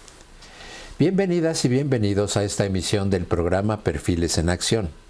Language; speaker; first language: Spanish; native; Spanish